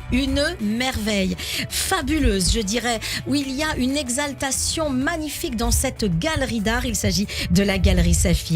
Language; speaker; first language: French; native; French